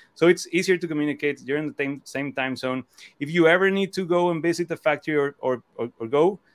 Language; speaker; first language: English; non-native, fluent; Spanish